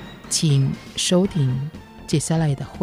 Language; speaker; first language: Chinese; non-native, fluent; Indonesian